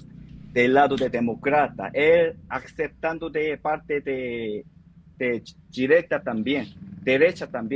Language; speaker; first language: Spanish; non-native, fluent; Korean